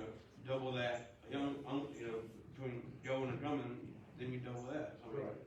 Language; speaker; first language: English; native; English